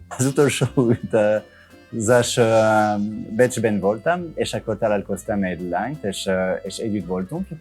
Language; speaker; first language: Hungarian; non-native, learner; French